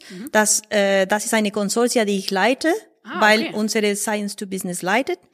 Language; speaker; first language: German; non-native, learner; Spanish